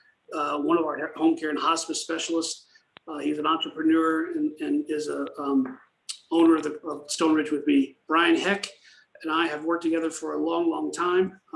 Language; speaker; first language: English; native; English